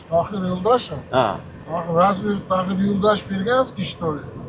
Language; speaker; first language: Russian; non-native, local second language; Uzbek